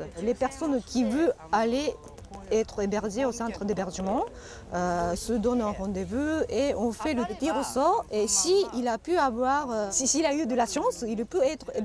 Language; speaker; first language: French; non-native, fluent; Japanese